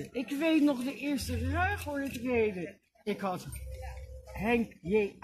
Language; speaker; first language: Dutch; native; Dutch